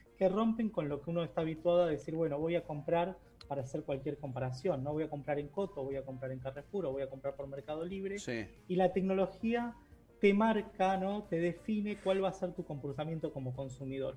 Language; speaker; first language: Spanish; native; Spanish